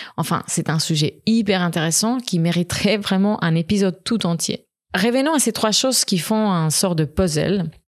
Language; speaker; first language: French; non-native, fluent; Spanish